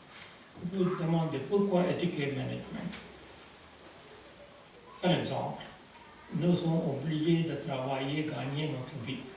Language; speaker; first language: French; non-native, fluent; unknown